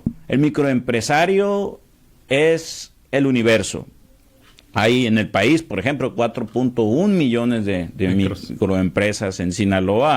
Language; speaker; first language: Spanish; native; Spanish